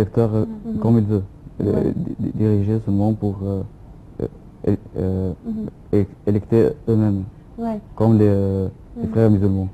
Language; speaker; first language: French; non-native, fluent; Arabic